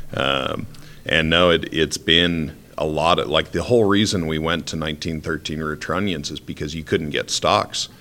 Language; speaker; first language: English; native; English